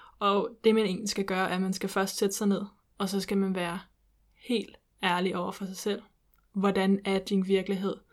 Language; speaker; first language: Danish; early bilingual, heritage; Danish